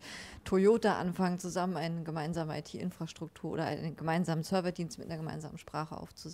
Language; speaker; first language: German; native; German